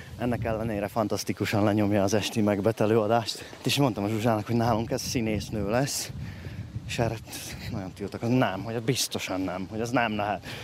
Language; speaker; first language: Hungarian; native; Hungarian